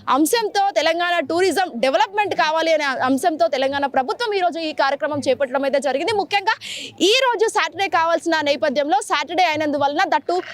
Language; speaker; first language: Telugu; native; Telugu